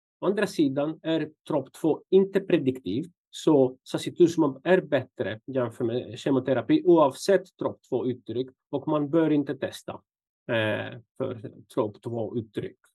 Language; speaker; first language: Swedish; non-native, fluent; Greek